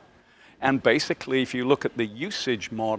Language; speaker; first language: English; native; English